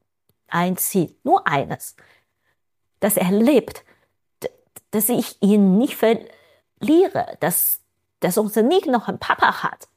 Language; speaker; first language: German; non-native, fluent; Chinese